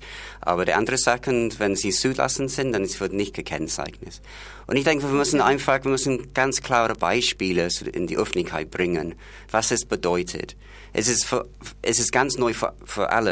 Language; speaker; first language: German; non-native, fluent; English